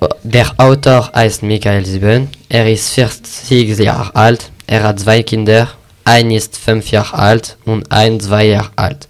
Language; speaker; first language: German; non-native, learner; French